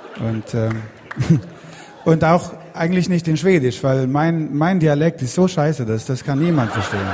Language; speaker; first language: German; non-native, learner; Swedish